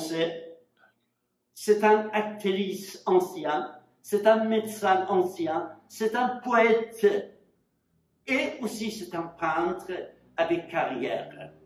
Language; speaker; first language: French; non-native, fluent; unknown